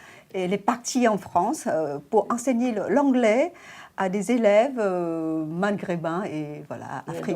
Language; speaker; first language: French; non-native, fluent; Vietnamese